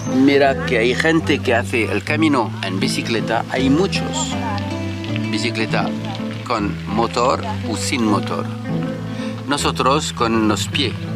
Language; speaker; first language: Spanish; non-native, learner; French